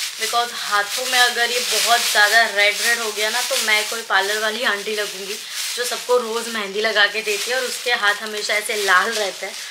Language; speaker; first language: Hindi; non-native, local second language; Gujarati